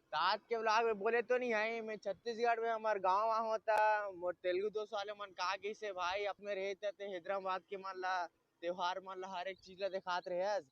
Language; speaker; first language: Hindi; non-native, local second language; Chhattisgarhi